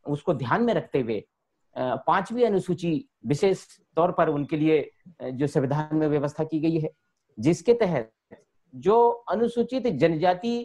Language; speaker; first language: Hindi; native; Hindi